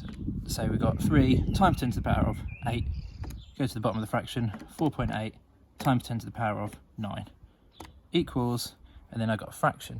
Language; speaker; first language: English; native; English